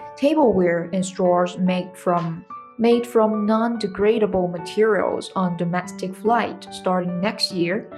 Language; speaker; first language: English; non-native, fluent; Chinese